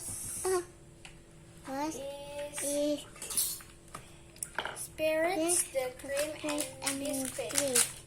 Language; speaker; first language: English; non-native, learner; Indonesian